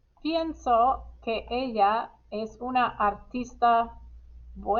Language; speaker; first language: Spanish; non-native, fluent; English